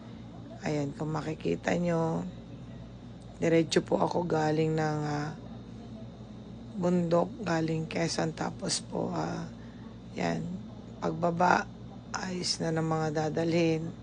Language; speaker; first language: Filipino; native; Filipino